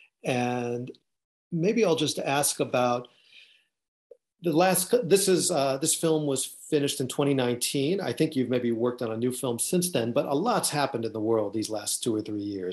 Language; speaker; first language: English; native; English